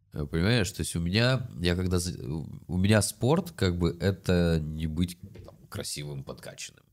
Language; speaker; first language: Russian; native; Russian